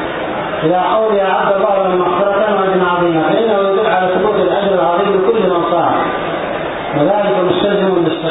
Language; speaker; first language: Arabic; native; Arabic